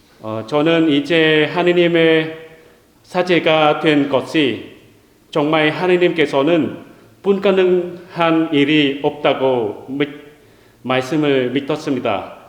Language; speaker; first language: Korean; non-native, learner; Vietnamese